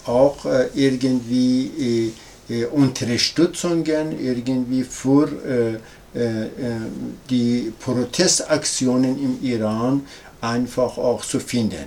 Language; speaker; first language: German; non-native, learner; Persian